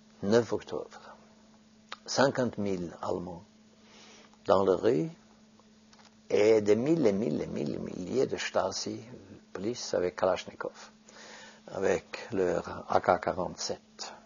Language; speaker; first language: French; non-native, fluent; Norwegian